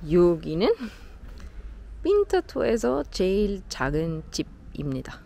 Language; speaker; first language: Korean; non-native, learner; German